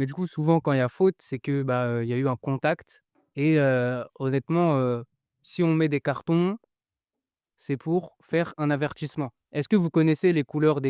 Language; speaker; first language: French; native; French